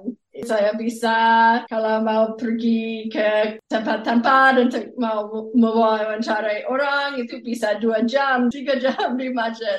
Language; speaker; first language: Indonesian; non-native, fluent; English